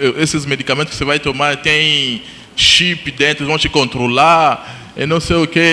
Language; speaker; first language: Portuguese; non-native, fluent; Lingala